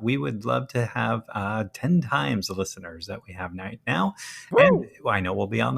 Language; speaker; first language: English; native; English